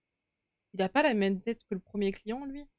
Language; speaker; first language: French; native; French